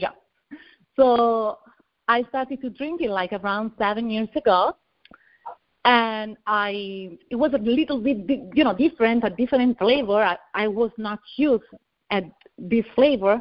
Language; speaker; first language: English; non-native, fluent; Italian